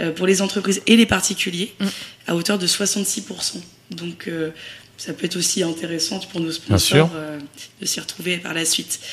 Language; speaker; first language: French; native; French